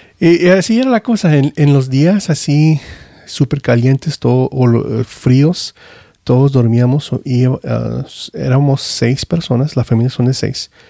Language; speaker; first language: Spanish; early bilingual, heritage; Spanish